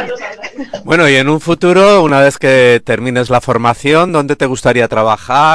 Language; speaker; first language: Spanish; native; Spanish